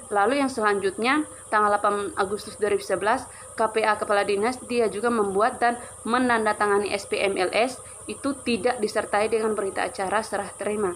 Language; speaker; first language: Indonesian; native; Indonesian